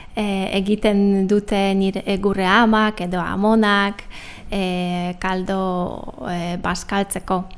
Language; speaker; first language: Basque; non-native, learner; Polish